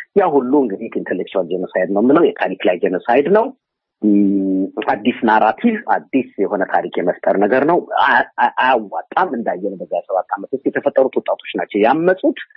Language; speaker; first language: Amharic; native; Amharic